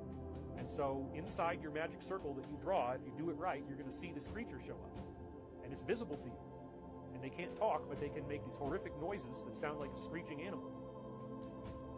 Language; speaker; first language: English; native; English